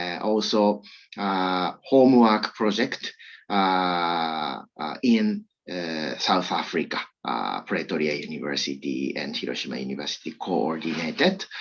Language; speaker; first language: English; non-native, learner; Japanese